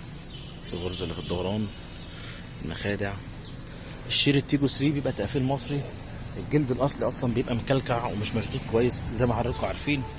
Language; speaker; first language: Arabic; native; Arabic